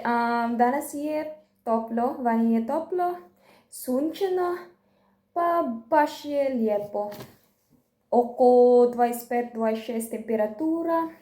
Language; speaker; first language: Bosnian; non-native, learner; Filipino